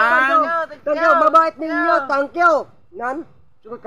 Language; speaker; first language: Filipino; non-native, local second language; Cebuano